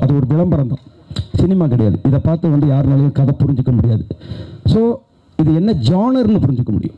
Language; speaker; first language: Tamil; native; Tamil